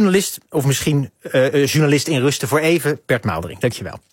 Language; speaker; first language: Dutch; native; Dutch